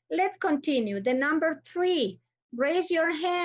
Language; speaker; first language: English; non-native, fluent; Spanish